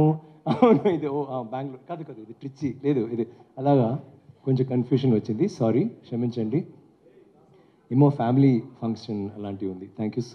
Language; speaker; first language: Telugu; non-native, learner; Tamil